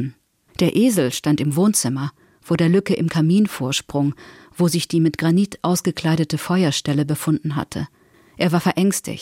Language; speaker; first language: German; native; German